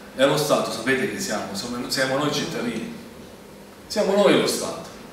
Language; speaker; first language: Italian; native; Italian